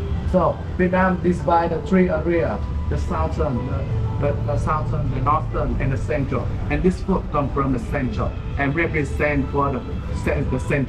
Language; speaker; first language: English; non-native, learner; Vietnamese